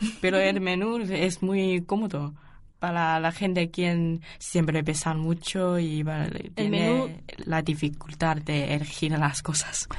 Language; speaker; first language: Spanish; non-native, learner; Chinese